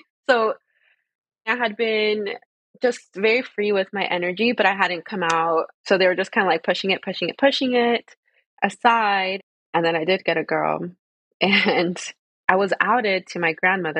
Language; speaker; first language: English; early bilingual, other home language; Spanish